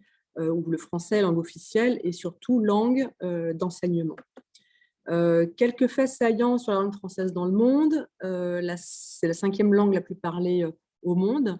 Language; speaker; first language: French; native; French